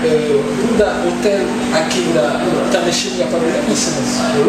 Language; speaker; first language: Turkish; non-native, learner; French